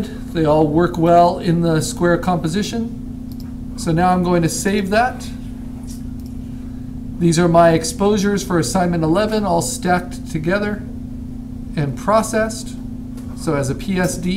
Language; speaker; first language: English; native; English